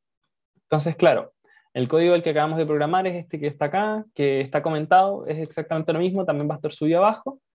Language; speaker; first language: Spanish; native; Spanish